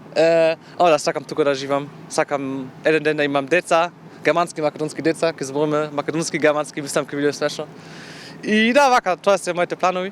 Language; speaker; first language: Macedonian; non-native, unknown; German